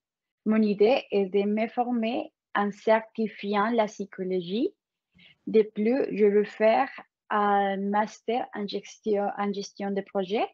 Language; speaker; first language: French; non-native, fluent; Spanish